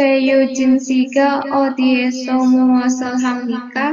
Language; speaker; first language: Korean; non-native, learner; Indonesian